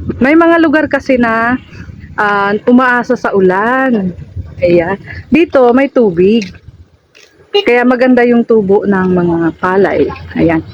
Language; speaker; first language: Filipino; non-native, local second language; Bikol